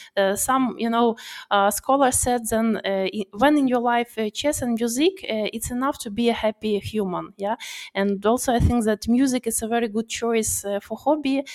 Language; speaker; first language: English; non-native, learner; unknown